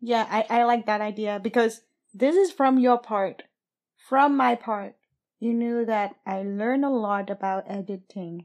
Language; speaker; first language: English; non-native, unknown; Vietnamese